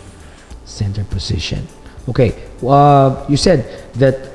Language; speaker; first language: English; non-native, local second language; Filipino